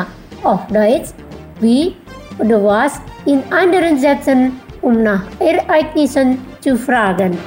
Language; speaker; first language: German; non-native, fluent; Indonesian